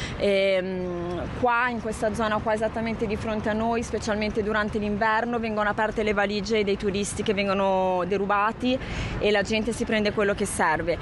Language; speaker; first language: Italian; native; Italian